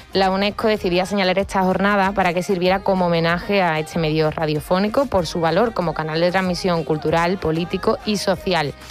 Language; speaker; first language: Spanish; native; Spanish